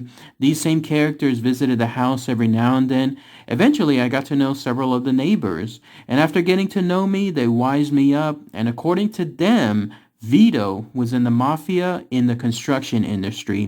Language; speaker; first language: English; native; English